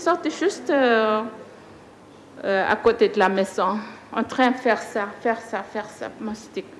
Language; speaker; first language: French; non-native, learner; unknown